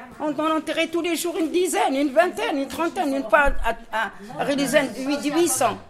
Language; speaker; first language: French; non-native, local second language; Arabic